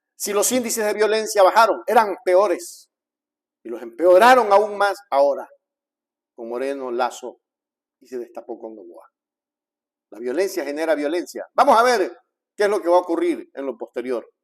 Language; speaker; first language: Spanish; native; Spanish